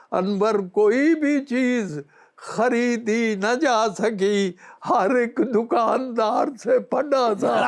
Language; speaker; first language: Urdu; non-native, local second language; Punjabi